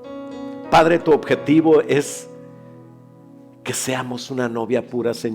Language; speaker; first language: Spanish; native; Spanish